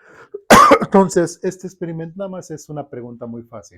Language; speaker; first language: Spanish; native; Spanish